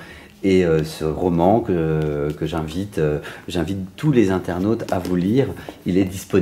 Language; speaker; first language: French; native; French